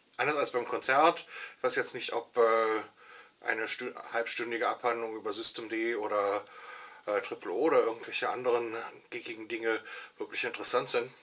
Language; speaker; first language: German; native; German